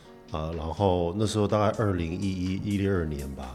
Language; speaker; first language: Chinese; early bilingual, heritage; Chinese